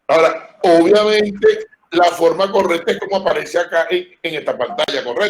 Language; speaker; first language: Spanish; native; Spanish